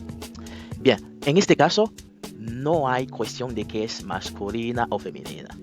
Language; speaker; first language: Spanish; non-native, fluent; French